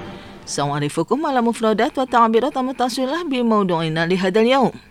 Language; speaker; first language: Arabic; non-native, fluent; Indonesian